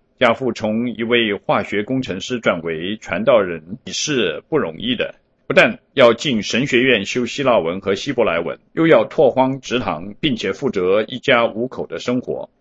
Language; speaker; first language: Chinese; early bilingual, heritage; Chinese